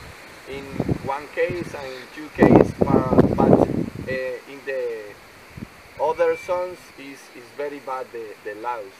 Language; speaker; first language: English; non-native, learner; Spanish